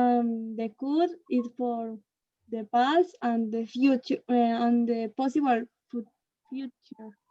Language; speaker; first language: English; non-native, learner; Spanish